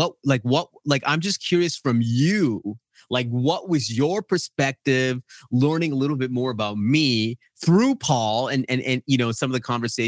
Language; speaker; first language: English; native; English